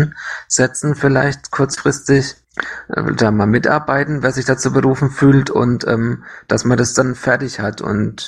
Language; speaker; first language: German; native; German